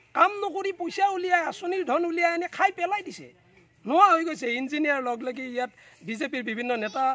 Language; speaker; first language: Assamese; native; Assamese